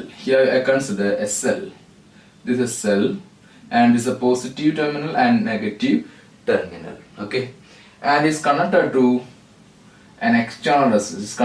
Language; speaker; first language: English; non-native, local second language; Malayalam